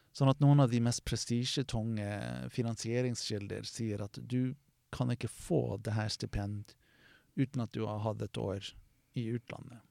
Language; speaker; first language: Norwegian; non-native, fluent; English